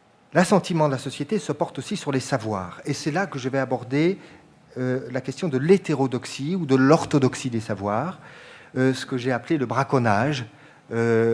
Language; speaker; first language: French; native; French